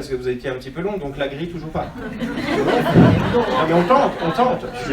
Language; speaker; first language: French; native; French